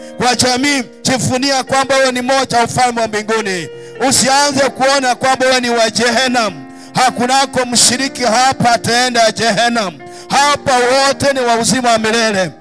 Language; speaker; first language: Swahili; non-native, local second language; Luyia